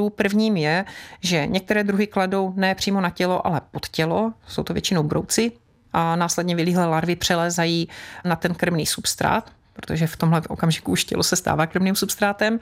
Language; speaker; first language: Czech; native; Czech